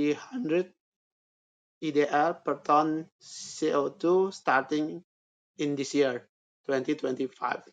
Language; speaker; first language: English; non-native, learner; Indonesian